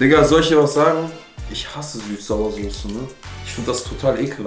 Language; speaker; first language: German; native; German